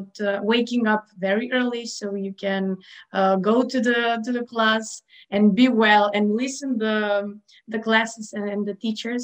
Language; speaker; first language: English; non-native, fluent; Macedonian